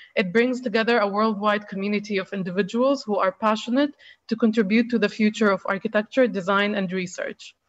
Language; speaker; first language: English; non-native, fluent; Arabic